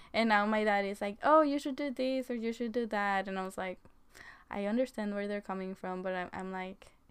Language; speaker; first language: English; non-native, fluent; Spanish